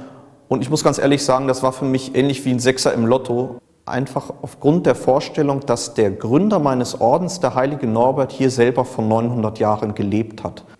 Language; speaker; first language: German; native; German